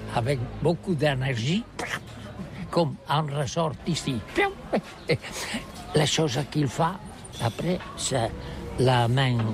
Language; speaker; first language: French; non-native, learner; Catalan